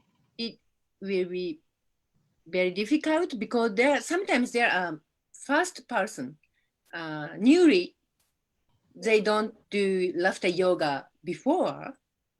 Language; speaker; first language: English; non-native, learner; Japanese